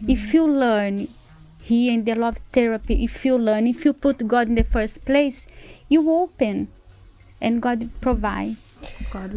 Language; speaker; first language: English; non-native, learner; Portuguese